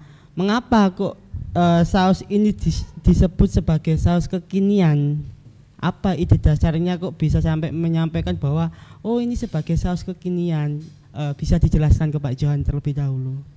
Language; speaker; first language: Indonesian; native; Indonesian